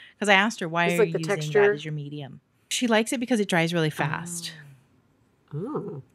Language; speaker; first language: English; native; English